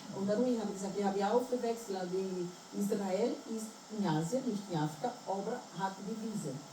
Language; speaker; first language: German; non-native, learner; Portuguese